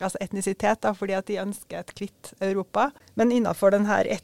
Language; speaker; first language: Norwegian; native; Norwegian